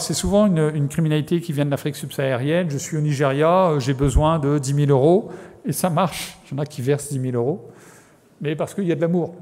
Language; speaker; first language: French; native; French